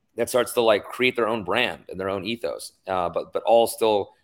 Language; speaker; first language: English; native; English